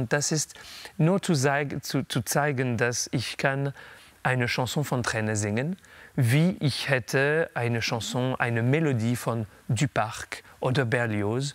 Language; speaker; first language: German; non-native, fluent; French